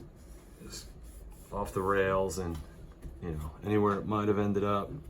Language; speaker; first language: English; native; English